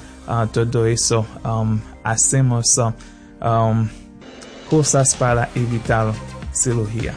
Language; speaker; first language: Spanish; non-native, fluent; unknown